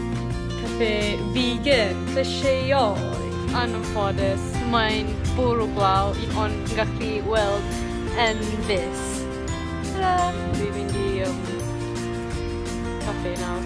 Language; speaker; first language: Welsh; non-native, learner; Malay